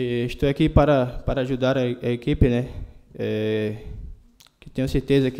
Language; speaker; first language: Spanish; non-native, learner; Portuguese